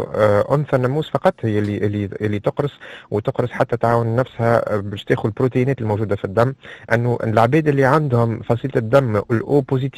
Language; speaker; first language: Arabic; native; Arabic